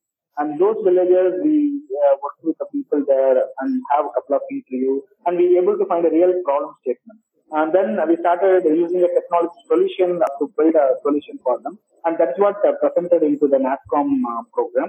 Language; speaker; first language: English; non-native, local second language; Tamil